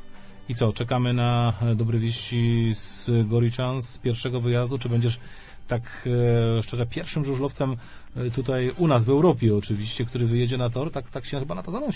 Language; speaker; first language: Polish; native; Polish